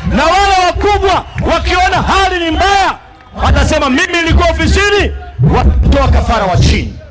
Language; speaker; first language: Swahili; native; Swahili